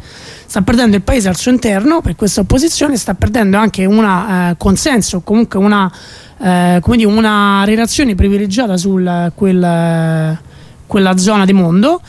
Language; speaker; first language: Italian; native; Italian